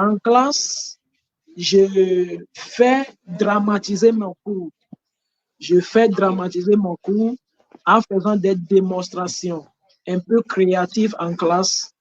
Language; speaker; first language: French; non-native, fluent; Ewe